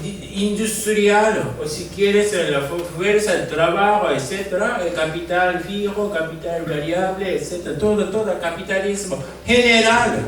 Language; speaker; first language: Spanish; non-native, fluent; Japanese